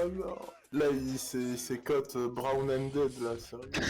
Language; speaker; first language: French; native; French